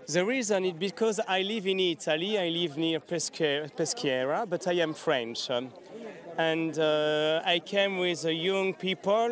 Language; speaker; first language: English; non-native, learner; French